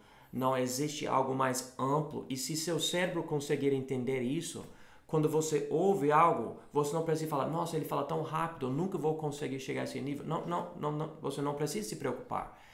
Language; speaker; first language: Portuguese; non-native, fluent; English